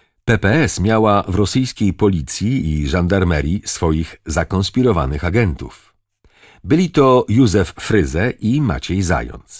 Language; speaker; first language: Polish; native; Polish